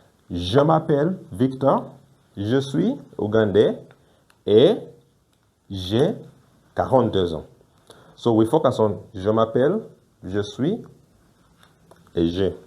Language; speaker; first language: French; non-native, fluent; Ganda